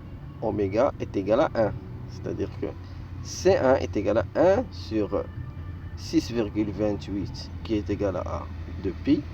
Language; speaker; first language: French; non-native, local second language; Arabic